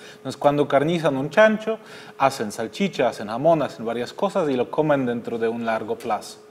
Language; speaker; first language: Spanish; non-native, fluent; German